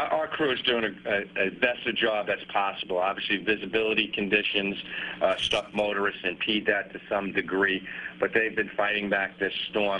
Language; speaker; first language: English; native; English